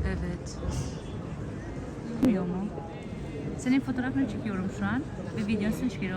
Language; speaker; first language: Turkish; non-native, fluent; Albanian